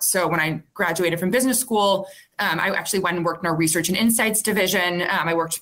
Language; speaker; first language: English; native; English